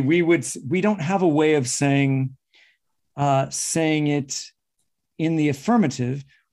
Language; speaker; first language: English; native; English